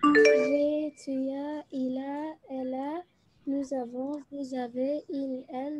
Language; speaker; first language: French; non-native, learner; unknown